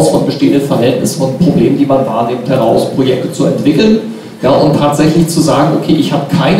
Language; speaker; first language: German; native; German